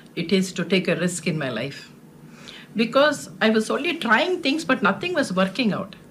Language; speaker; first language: English; non-native, local second language; Telugu